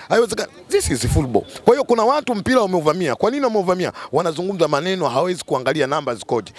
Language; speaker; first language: Swahili; native; Swahili